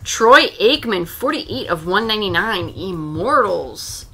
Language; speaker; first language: English; native; English